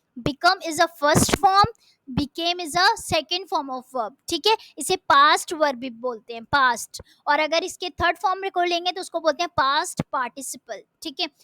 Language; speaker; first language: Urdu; native; Urdu